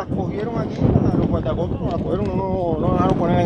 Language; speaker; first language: Spanish; native; Spanish